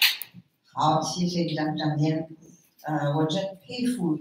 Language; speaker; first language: Chinese; non-native, fluent; French